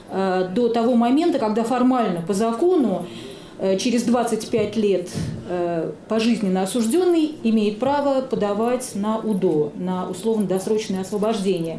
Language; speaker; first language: Russian; native; Russian